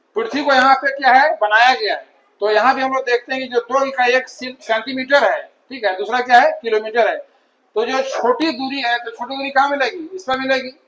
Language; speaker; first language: Hindi; native; Hindi